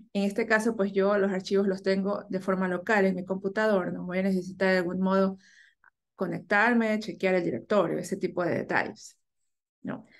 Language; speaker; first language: Spanish; native; Spanish